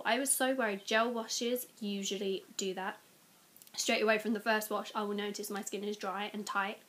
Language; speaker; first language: English; native; English